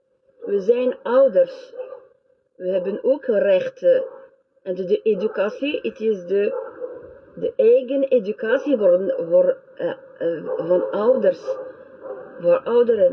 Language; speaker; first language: Dutch; non-native, learner; French